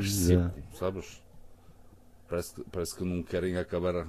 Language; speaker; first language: Portuguese; early bilingual, heritage; French